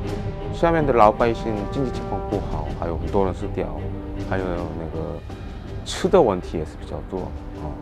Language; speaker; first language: Chinese; non-native, fluent; Korean